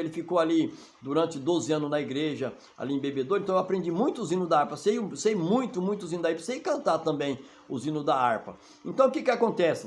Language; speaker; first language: Portuguese; native; Portuguese